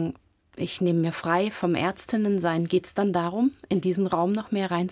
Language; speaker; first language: German; native; German